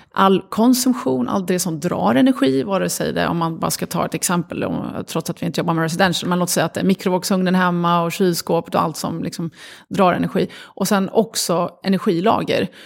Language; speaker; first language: Swedish; early bilingual, other home language; Arabic